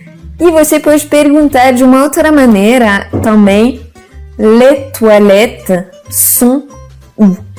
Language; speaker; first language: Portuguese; non-native, fluent; French